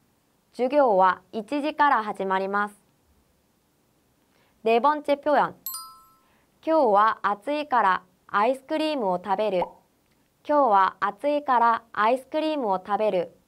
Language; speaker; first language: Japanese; non-native, fluent; Korean